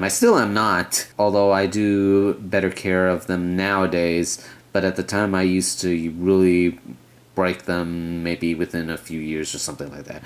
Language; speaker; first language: English; native; English